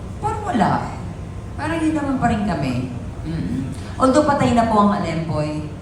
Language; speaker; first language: Filipino; native; Filipino